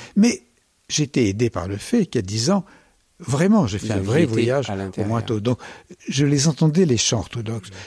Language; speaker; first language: French; native; French